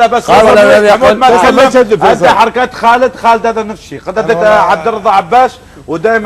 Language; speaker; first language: Arabic; native; Arabic